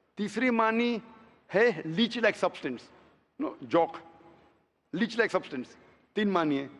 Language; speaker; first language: Hindi; non-native, local second language; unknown